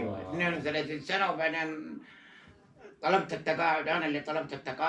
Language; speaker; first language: Arabic; native; Arabic